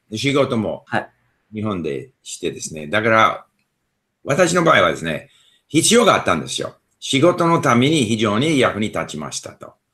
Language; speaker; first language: Japanese; non-native, fluent; English